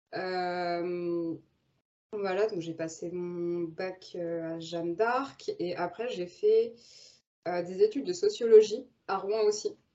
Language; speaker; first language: French; native; French